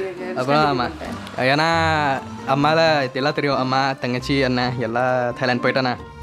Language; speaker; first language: Tamil; non-native, learner; Thai